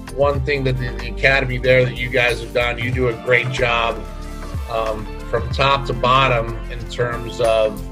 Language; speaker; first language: English; early bilingual, other home language; Arabic